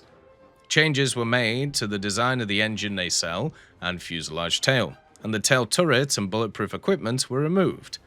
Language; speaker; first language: English; native; English